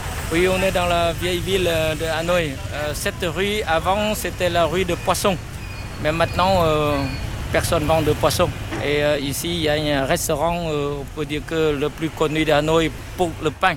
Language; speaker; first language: French; non-native, fluent; Vietnamese